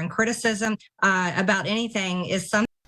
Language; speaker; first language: English; native; English